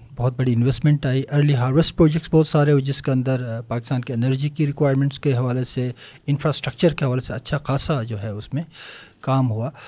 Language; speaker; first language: Urdu; non-native, local second language; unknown